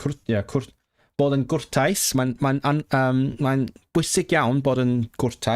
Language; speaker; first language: Welsh; non-native, learner; Cantonese